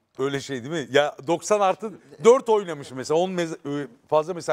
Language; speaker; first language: Turkish; native; Turkish